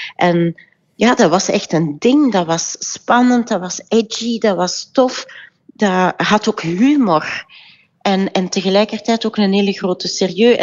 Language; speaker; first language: Dutch; native; Dutch